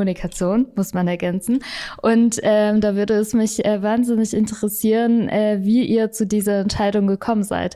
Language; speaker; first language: German; native; German